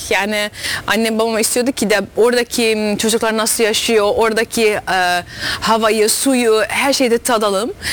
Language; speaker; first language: Turkish; early bilingual, heritage; Turkish